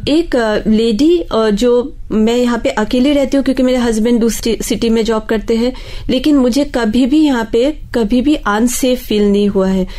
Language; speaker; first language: Hindi; non-native, local second language; Bangla